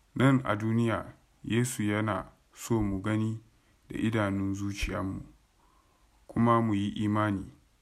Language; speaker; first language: Hausa; non-native, local second language; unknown